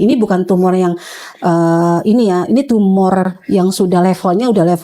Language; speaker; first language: Indonesian; native; Indonesian